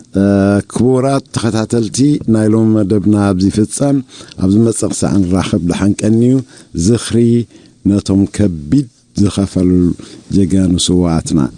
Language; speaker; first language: Tigrinya; native; Tigrinya